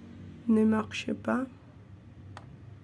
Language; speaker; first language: French; non-native, learner; Spanish